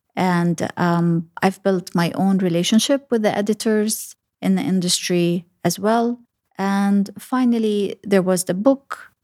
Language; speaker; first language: English; early bilingual, other home language; Arabic